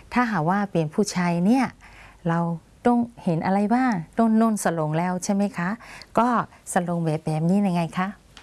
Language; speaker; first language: Thai; non-native, fluent; Burmese